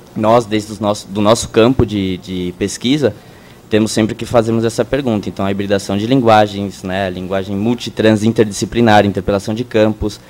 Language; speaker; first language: Portuguese; native; Portuguese